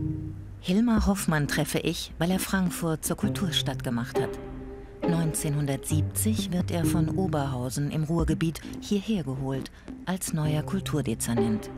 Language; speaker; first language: German; native; German